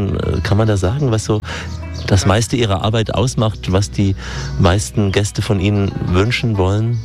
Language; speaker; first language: German; native; German